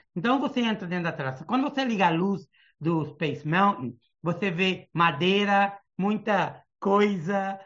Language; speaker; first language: Portuguese; early bilingual, heritage; Portuguese